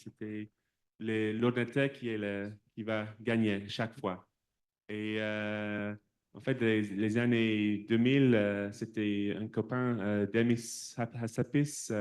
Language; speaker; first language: French; non-native, fluent; English